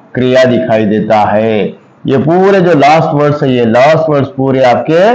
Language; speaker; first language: Hindi; non-native, local second language; Telugu